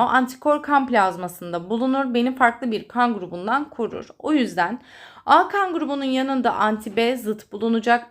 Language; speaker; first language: Turkish; native; Turkish